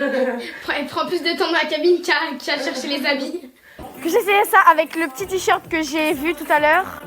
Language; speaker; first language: French; native; French